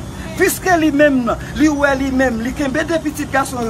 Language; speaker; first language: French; non-native, learner; Haitian Creole